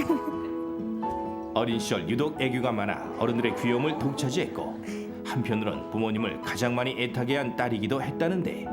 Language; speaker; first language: Korean; native; Korean